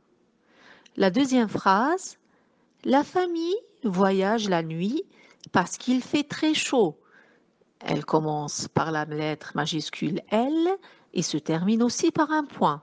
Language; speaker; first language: French; non-native, local second language; Arabic